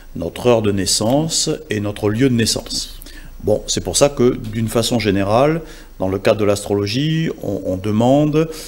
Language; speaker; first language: French; native; French